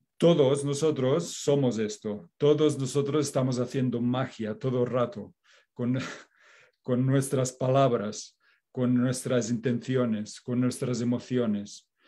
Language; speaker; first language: Spanish; non-native, local second language; Catalan